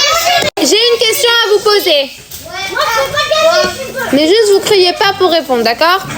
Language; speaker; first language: French; native; French